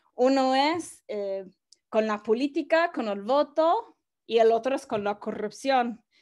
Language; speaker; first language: Spanish; non-native, fluent; English